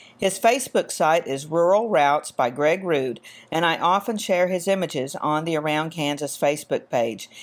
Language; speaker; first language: English; native; English